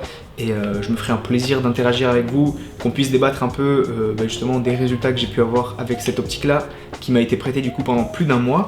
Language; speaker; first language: French; native; French